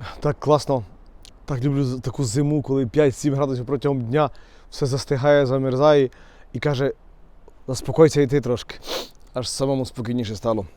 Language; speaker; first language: Ukrainian; native; Ukrainian